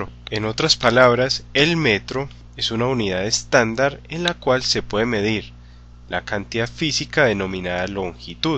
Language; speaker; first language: Spanish; native; Spanish